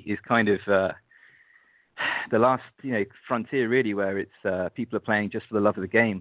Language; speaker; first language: English; native; English